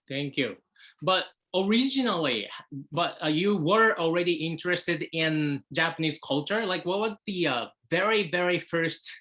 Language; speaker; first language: English; non-native, fluent; Japanese